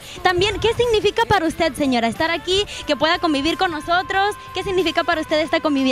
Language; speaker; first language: Spanish; native; Spanish